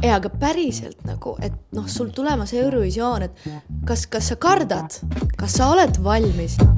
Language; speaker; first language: Estonian; non-native, local second language; Russian